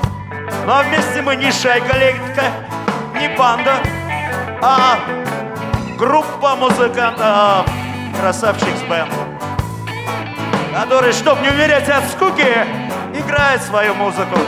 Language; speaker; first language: Russian; native; Russian